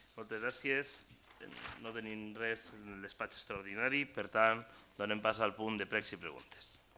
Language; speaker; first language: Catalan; native; Catalan